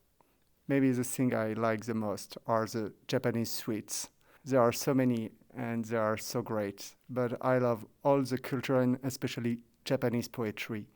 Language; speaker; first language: English; non-native, fluent; French